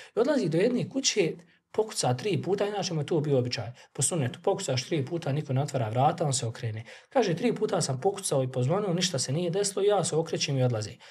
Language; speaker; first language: Bosnian; native; Bosnian